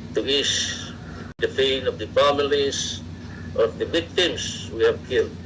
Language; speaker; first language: English; non-native, local second language; Cebuano